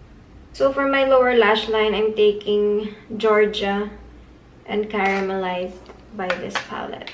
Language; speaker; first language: English; non-native, local second language; Filipino